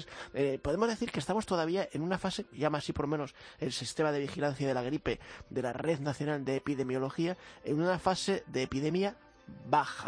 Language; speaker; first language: Spanish; native; Spanish